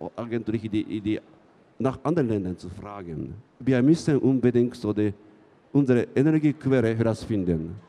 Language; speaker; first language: German; non-native, fluent; Japanese